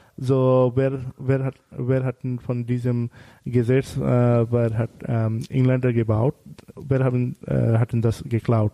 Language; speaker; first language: German; non-native, learner; Bangla